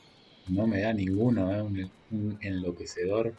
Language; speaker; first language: Spanish; native; Spanish